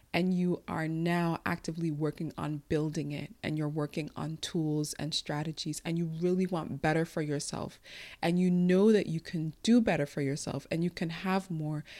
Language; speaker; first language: English; early bilingual, other home language; Igbo